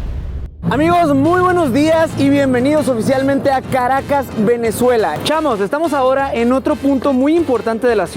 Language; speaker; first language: Spanish; native; Spanish